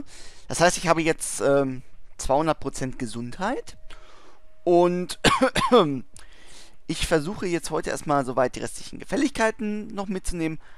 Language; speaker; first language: German; native; German